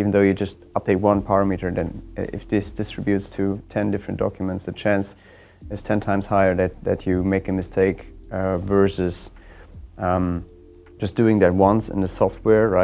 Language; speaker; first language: English; non-native, fluent; German